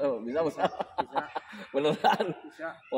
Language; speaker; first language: Indonesian; native; Indonesian